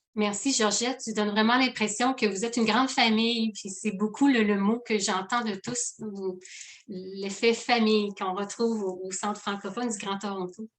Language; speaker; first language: French; native; French